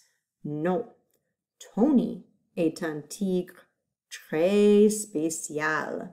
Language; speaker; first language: French; non-native, fluent; English